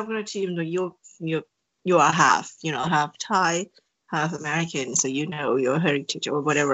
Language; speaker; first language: English; non-native, fluent; Thai